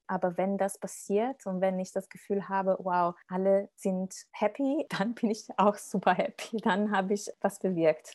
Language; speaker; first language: German; non-native, fluent; Italian